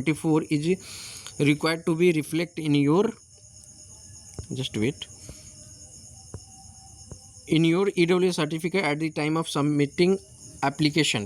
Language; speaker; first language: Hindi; native; Hindi